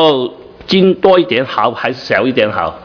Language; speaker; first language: Chinese; non-native, learner; Cantonese